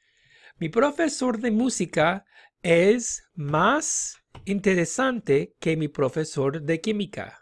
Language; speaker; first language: Spanish; non-native, fluent; English